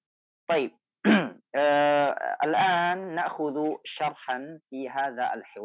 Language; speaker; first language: Arabic; non-native, fluent; Indonesian